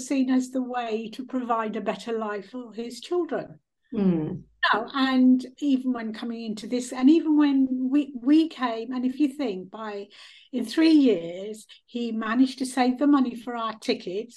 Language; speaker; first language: English; early bilingual, other home language; Punjabi